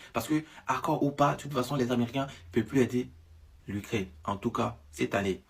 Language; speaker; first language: French; native; French